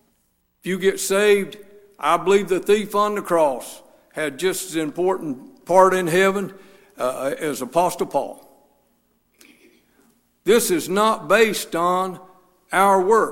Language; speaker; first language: English; native; English